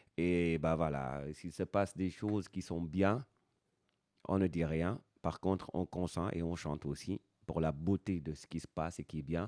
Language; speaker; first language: French; non-native, local second language; Wolof